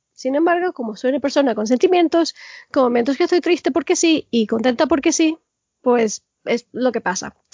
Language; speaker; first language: Spanish; early bilingual, heritage; Spanish